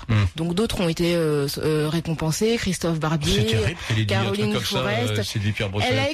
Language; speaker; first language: French; native; French